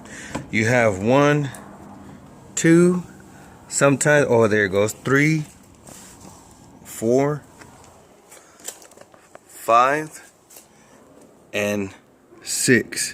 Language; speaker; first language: English; native; English